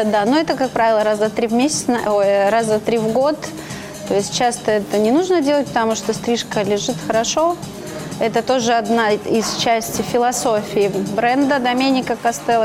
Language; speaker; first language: Russian; native; Russian